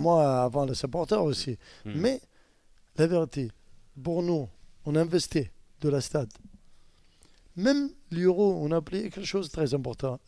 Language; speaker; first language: French; non-native, learner; Arabic